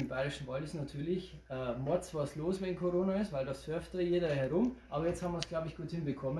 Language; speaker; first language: German; native; German